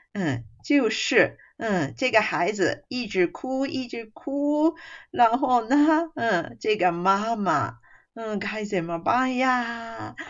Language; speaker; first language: Chinese; non-native, fluent; Japanese